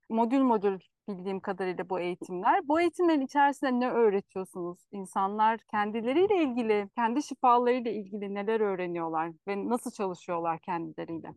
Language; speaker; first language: Turkish; native; Turkish